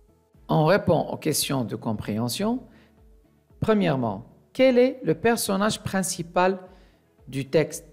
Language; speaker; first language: French; non-native, local second language; Arabic